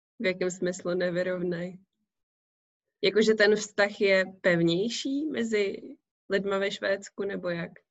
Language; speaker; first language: Czech; native; Czech